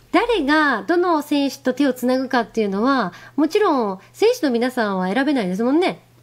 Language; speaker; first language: Japanese; native; Japanese